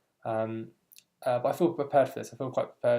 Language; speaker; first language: English; native; English